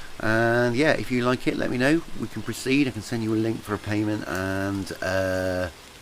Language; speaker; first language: English; native; English